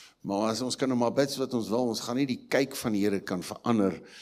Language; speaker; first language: Afrikaans; native; Afrikaans